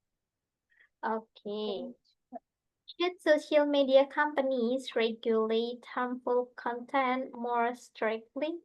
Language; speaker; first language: English; non-native, fluent; Indonesian